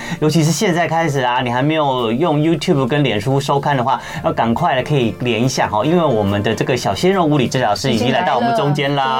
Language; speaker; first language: Chinese; native; Chinese